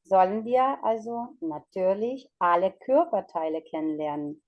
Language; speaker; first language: German; non-native, fluent; Ukrainian